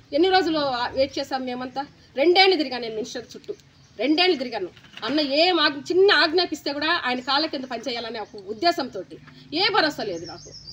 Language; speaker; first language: Telugu; native; Telugu